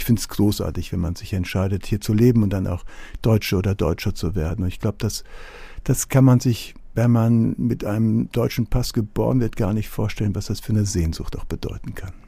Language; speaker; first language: German; native; German